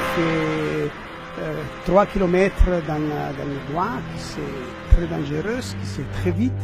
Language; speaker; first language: French; non-native, learner; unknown